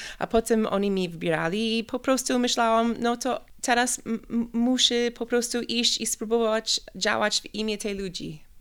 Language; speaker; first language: Polish; non-native, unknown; English